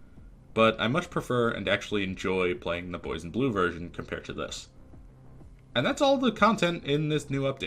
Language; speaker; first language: English; native; English